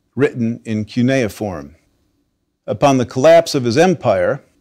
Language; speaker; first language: English; native; English